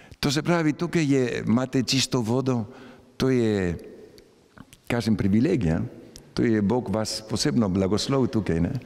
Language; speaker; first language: Slovenian; early bilingual, heritage; Slovenian